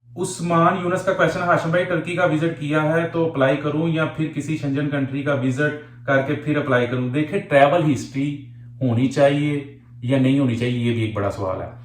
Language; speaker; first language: Urdu; non-native, local second language; Punjabi